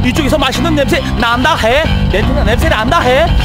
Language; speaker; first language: Korean; native; Korean